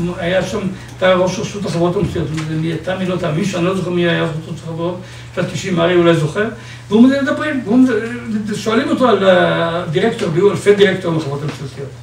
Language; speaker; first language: Hebrew; native; Hebrew